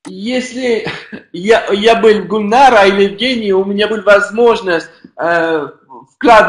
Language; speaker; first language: Russian; non-native, learner; French